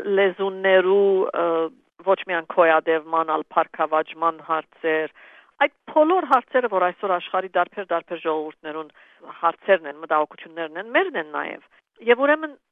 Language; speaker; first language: Armenian; early bilingual, heritage; Armenian